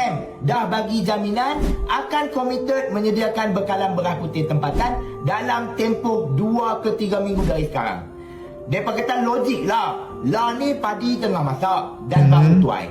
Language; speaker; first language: Malay; native; Malay